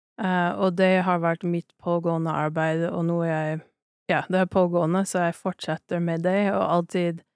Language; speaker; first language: Norwegian; non-native, fluent; English